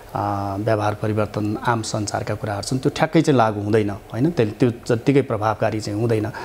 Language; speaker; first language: Nepali; native; Nepali